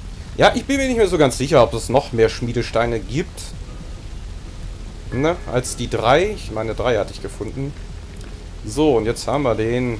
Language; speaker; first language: German; native; German